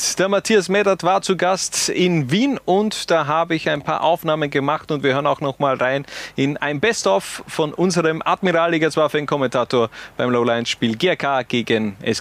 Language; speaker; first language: German; native; German